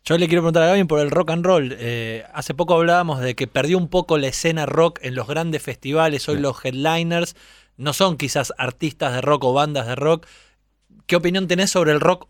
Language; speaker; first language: Spanish; native; Spanish